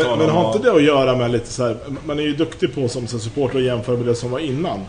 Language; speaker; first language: Swedish; native; Swedish